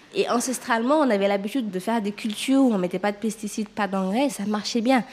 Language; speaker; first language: French; non-native, local second language; Wolof